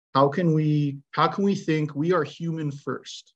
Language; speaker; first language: English; native; English